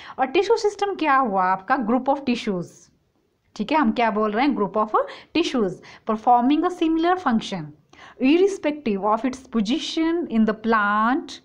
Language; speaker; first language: Hindi; native; Hindi